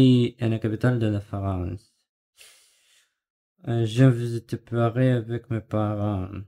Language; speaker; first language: French; non-native, learner; Russian